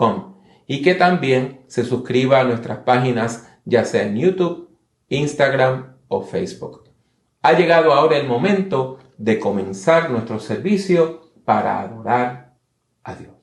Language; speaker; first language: Spanish; native; Spanish